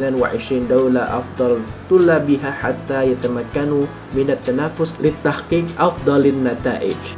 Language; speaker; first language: Arabic; non-native, fluent; Indonesian